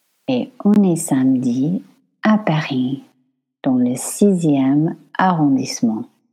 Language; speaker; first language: French; non-native, fluent; English